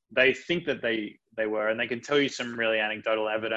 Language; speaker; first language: English; native; English